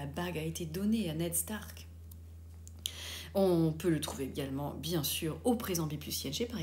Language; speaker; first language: French; native; French